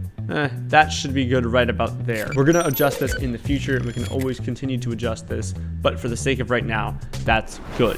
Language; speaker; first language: English; native; English